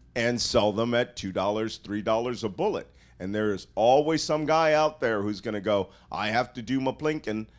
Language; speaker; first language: English; native; English